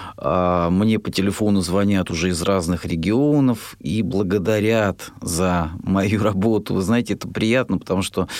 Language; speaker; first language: Russian; native; Russian